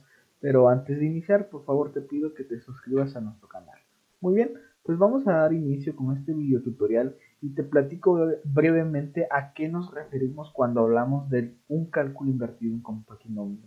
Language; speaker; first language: Spanish; native; Spanish